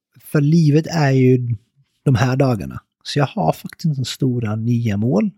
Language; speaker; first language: Swedish; early bilingual, other home language; Persian